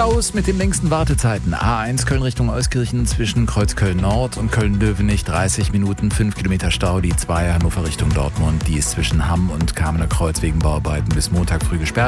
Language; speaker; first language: German; native; German